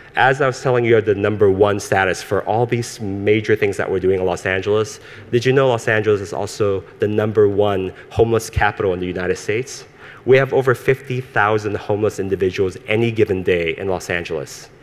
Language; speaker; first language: English; early bilingual, other home language; Cantonese